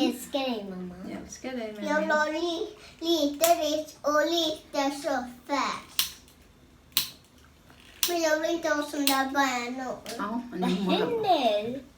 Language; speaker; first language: Swedish; early bilingual, other home language; Thai